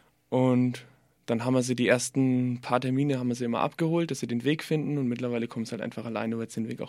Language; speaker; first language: German; native; German